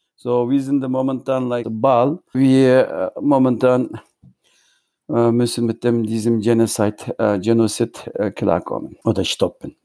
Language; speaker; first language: German; non-native, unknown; Uyghur